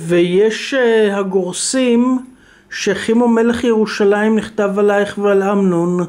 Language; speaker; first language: Hebrew; native; Hebrew